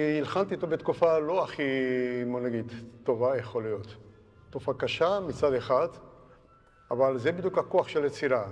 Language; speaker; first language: Hebrew; non-native, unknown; Georgian